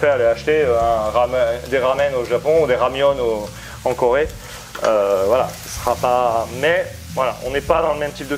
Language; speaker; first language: French; native; French